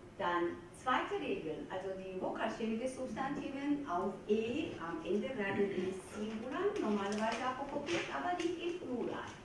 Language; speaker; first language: German; non-native, fluent; Georgian